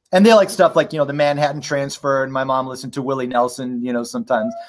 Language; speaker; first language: English; native; English